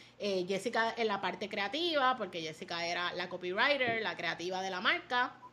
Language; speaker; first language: Spanish; native; Spanish